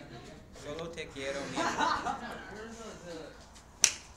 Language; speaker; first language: Spanish; non-native, learner; English